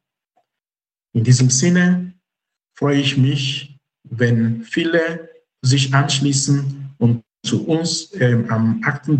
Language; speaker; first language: German; non-native, fluent; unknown